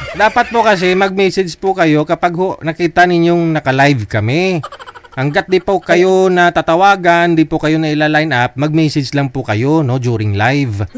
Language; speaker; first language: Filipino; native; Filipino